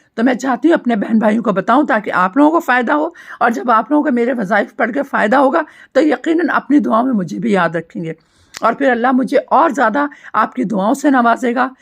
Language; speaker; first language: Urdu; native; Urdu